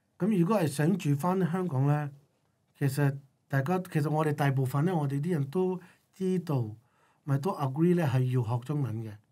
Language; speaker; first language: Cantonese; non-native, local second language; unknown